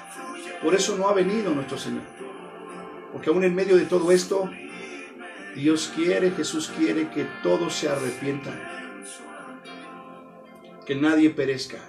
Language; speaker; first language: Spanish; native; Spanish